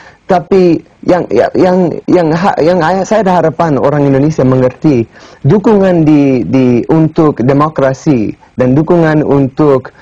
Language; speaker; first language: Indonesian; non-native, fluent; English